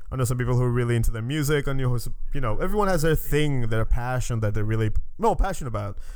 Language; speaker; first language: English; native; English